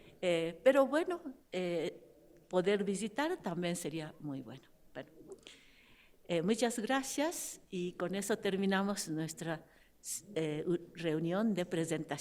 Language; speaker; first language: Spanish; non-native, fluent; Japanese